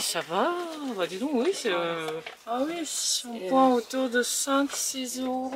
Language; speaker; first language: French; non-native, fluent; Japanese